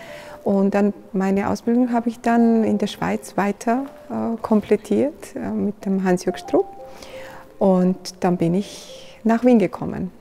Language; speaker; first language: German; non-native, fluent; Georgian